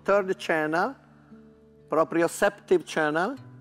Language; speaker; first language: English; non-native, fluent; Italian